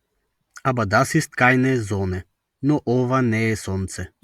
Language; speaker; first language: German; non-native, fluent; Macedonian